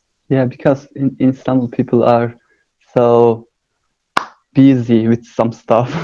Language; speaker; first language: English; non-native, learner; Turkish